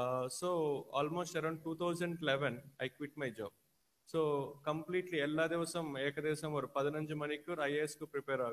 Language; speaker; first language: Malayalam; non-native, learner; Telugu